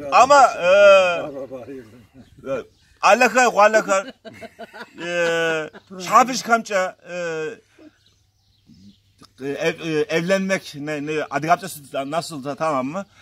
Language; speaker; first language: Turkish; non-native, local second language; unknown